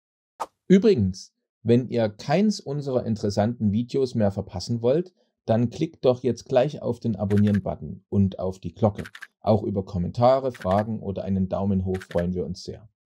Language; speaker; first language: German; native; German